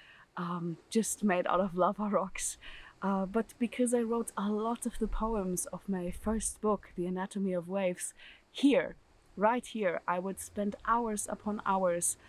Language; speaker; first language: English; non-native, fluent; German